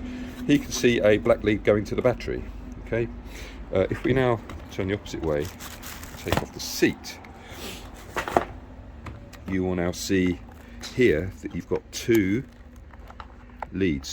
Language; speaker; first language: English; native; English